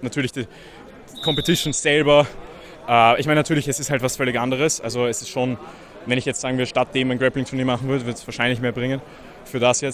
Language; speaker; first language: German; native; German